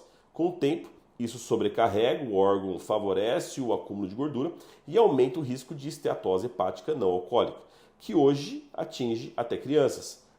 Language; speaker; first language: Portuguese; native; Portuguese